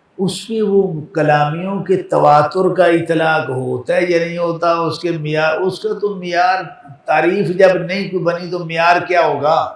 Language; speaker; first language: Urdu; non-native, local second language; Punjabi